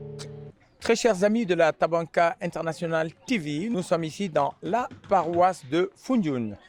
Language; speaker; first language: French; non-native, local second language; Wolof